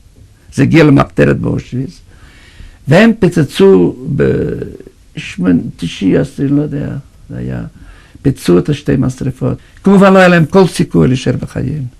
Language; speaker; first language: Hebrew; non-native, fluent; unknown